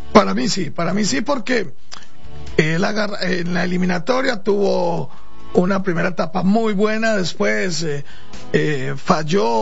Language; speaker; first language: Spanish; native; Spanish